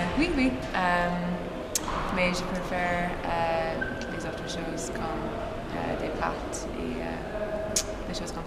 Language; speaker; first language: French; non-native, learner; English